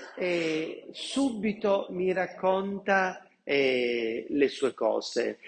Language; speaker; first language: Italian; non-native, local second language; Sicilian